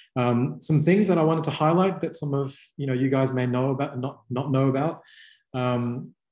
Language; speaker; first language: English; native; English